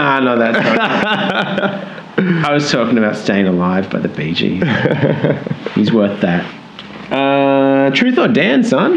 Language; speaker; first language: English; native; English